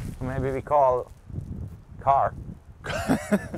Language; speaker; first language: English; non-native, fluent; Slovak